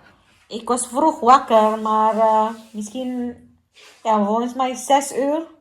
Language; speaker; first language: Dutch; non-native, learner; Cebuano